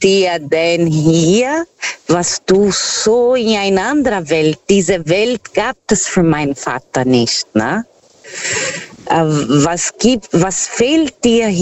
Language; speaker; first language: German; non-native, fluent; Portuguese